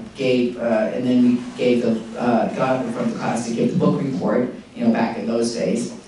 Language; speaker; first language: English; native; English